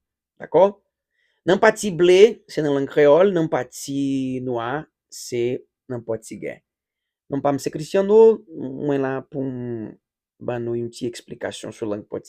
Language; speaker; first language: Haitian Creole; non-native, learner; Portuguese